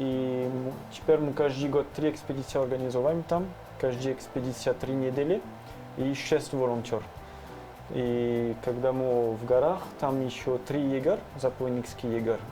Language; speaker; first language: Russian; non-native, learner; French